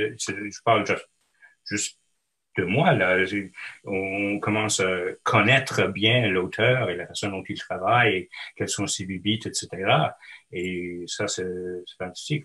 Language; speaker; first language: French; non-native, local second language; English